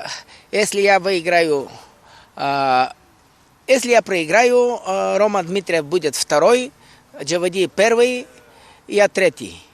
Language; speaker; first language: Russian; non-native, learner; Bulgarian